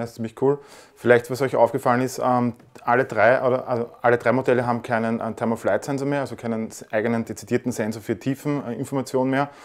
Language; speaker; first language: German; native; German